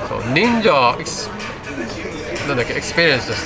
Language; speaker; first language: Japanese; non-native, learner; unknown